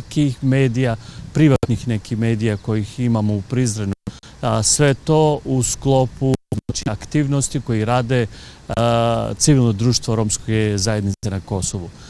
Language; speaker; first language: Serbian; non-native, local second language; Romany